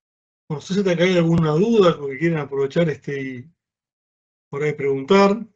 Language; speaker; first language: Spanish; native; Spanish